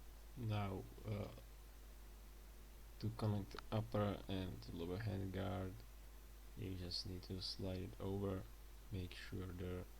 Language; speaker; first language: English; non-native, fluent; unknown